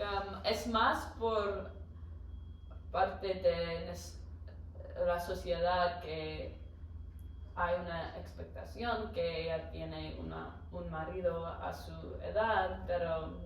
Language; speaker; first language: Spanish; non-native, learner; English